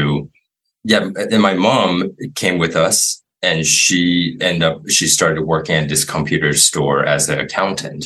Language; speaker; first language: English; non-native, fluent; Chinese